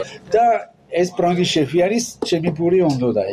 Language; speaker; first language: Georgian; non-native, learner; French